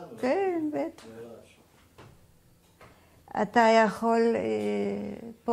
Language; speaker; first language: Hebrew; non-native, fluent; Bulgarian